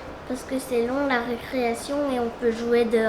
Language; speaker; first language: French; non-native, learner; Korean